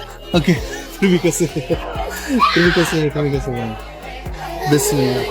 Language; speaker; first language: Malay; non-native, learner; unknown